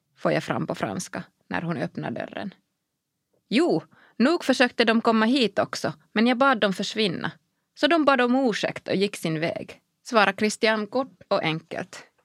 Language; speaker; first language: Swedish; non-native, local second language; Finnish